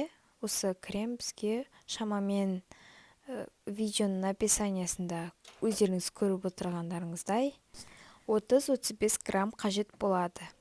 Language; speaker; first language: Kazakh; native; Kazakh